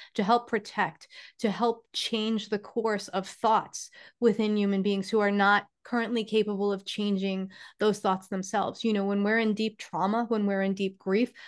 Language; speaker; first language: English; native; English